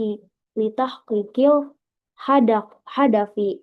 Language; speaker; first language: Arabic; non-native, learner; Indonesian